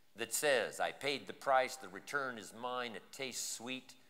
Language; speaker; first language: English; native; English